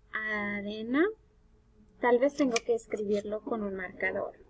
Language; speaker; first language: Spanish; non-native, fluent; English